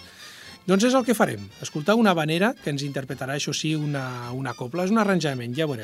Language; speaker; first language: Catalan; native; Catalan